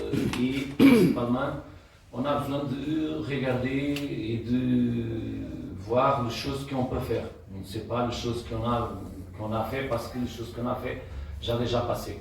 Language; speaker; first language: French; non-native, learner; Portuguese